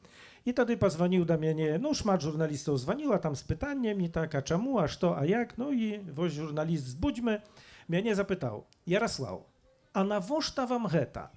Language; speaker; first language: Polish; non-native, local second language; Belarusian